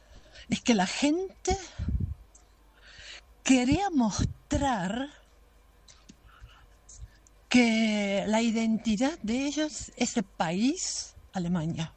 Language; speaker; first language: Spanish; non-native, fluent; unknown